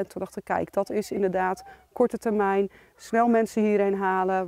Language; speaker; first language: Dutch; native; Dutch